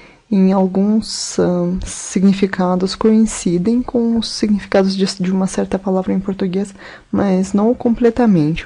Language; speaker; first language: Portuguese; non-native, fluent; Russian